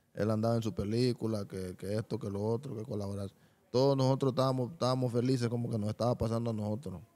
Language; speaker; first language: Spanish; native; Spanish